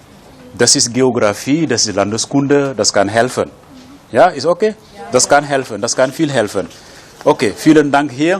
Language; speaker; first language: German; non-native, fluent; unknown